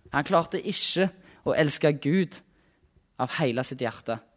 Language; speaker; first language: Norwegian; native; Norwegian